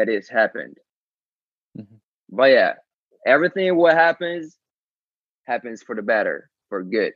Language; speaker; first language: English; non-native, fluent; Ukrainian